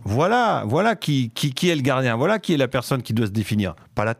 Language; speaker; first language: French; native; French